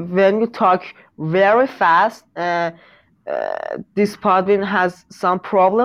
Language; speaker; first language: English; non-native, learner; Persian